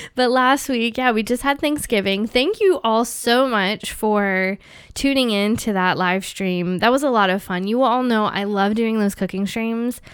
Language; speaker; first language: English; native; English